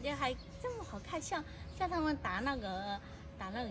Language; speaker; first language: Chinese; non-native, fluent; Lao